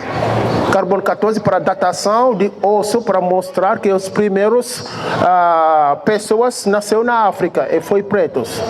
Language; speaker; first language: Portuguese; non-native, fluent; Wolof